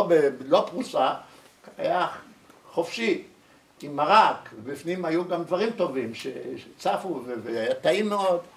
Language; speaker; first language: Hebrew; early bilingual, other home language; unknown